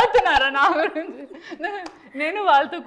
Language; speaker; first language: Telugu; non-native, learner; Malayalam